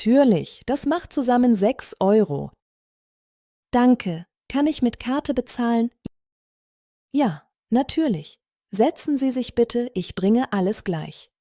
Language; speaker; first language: German; non-native, fluent; Bosnian